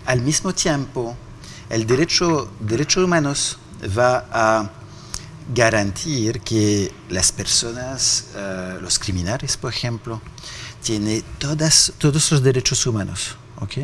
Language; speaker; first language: Spanish; non-native, fluent; French